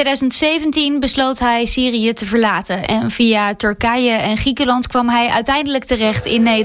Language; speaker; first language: Dutch; native; Dutch